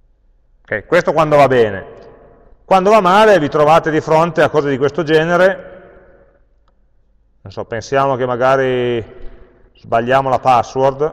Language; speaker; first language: Italian; native; Italian